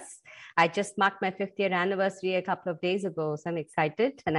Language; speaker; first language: English; non-native, local second language; Tamil